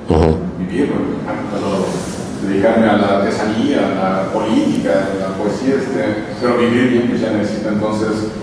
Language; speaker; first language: Spanish; native; Spanish